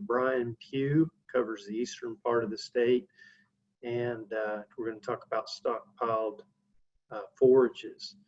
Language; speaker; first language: English; native; English